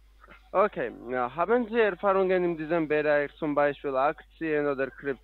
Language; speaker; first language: German; non-native, learner; Italian